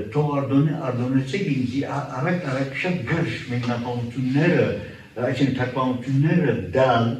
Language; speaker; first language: Armenian; early bilingual, heritage; Armenian